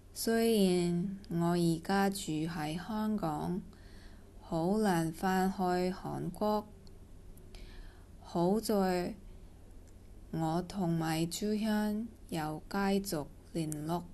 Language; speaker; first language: Cantonese; non-native, learner; Korean